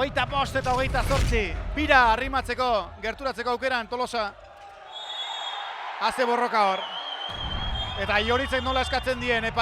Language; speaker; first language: Basque; native; Basque